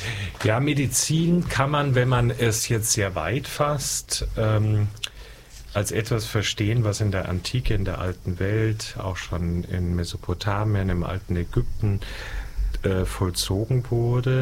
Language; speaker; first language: German; native; German